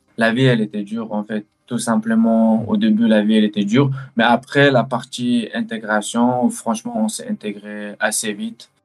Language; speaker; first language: French; early bilingual, other home language; Chechen